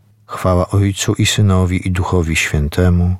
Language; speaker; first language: Polish; native; Polish